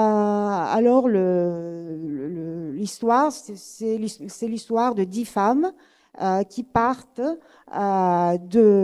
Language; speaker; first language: French; non-native, fluent; Greek